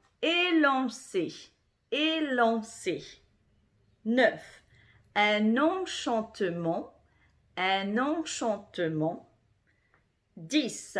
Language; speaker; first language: French; native; French